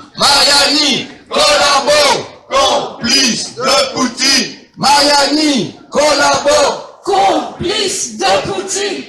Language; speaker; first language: French; non-native, fluent; Ukrainian